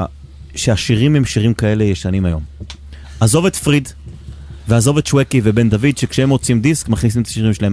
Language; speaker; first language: Hebrew; native; Hebrew